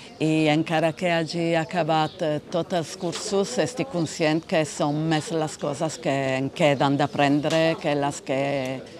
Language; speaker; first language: Catalan; non-native, fluent; Italian